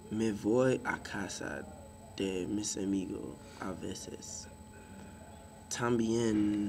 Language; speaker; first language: Spanish; non-native, learner; English